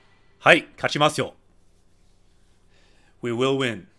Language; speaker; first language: Japanese; non-native, fluent; English